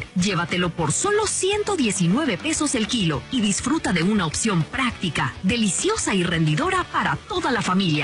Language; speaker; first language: Spanish; native; Spanish